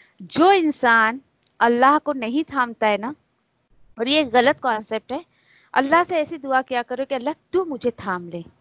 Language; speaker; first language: Urdu; native; Urdu